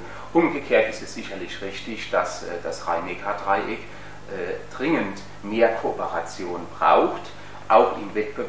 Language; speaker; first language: German; native; German